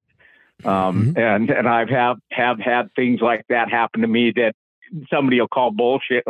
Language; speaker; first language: English; native; English